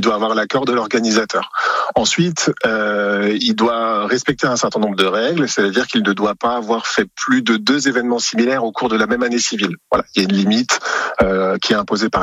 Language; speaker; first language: French; native; French